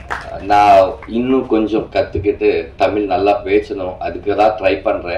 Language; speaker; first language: Tamil; non-native, learner; Telugu